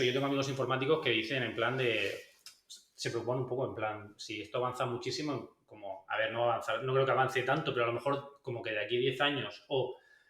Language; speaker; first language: Spanish; native; Spanish